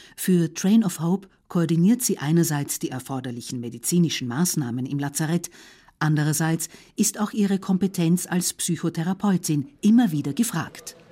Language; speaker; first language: German; native; German